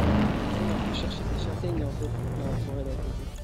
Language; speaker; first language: French; native; French